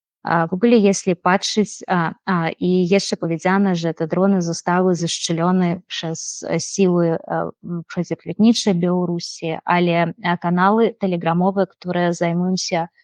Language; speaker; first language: Polish; non-native, fluent; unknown